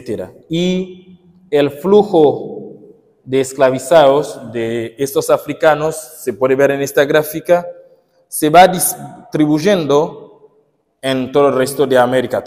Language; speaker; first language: Spanish; non-native, fluent; Haitian Creole